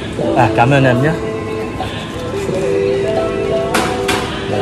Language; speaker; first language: Vietnamese; early bilingual, heritage; Vietnamese